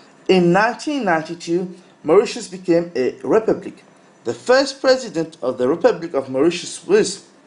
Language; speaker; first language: English; non-native, local second language; Morisyen